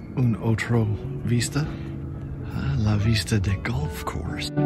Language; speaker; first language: Spanish; non-native, learner; English